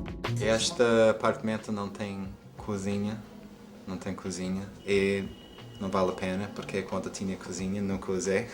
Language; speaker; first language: Portuguese; non-native, fluent; English